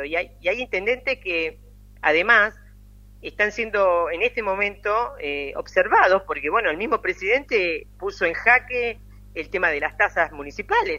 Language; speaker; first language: Spanish; native; Spanish